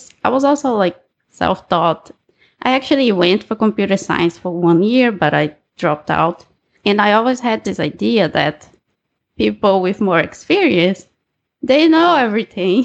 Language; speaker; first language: English; non-native, fluent; Portuguese